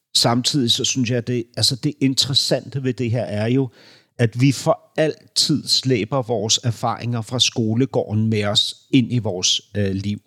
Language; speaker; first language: Danish; native; Danish